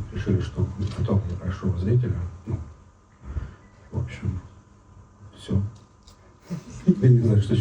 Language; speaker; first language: Russian; native; Russian